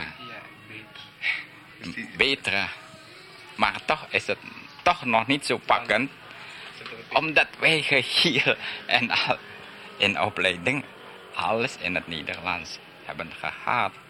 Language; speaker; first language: Dutch; early bilingual, heritage; Dutch